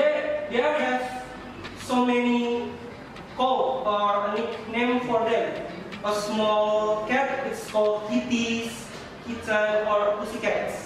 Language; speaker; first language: English; non-native, learner; Indonesian